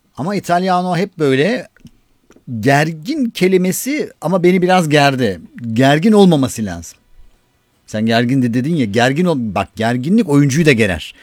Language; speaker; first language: Turkish; native; Turkish